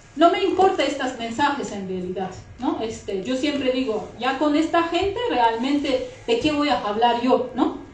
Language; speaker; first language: Spanish; non-native, fluent; Kurdish